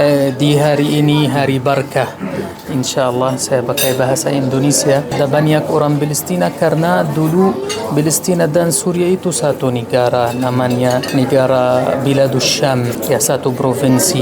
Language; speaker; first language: Indonesian; non-native, learner; Arabic